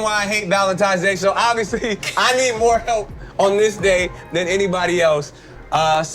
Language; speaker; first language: English; native; English